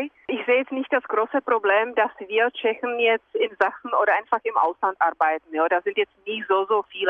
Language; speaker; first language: German; non-native, fluent; Czech